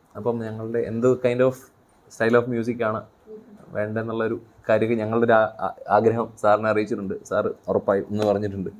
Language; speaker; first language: Malayalam; native; Malayalam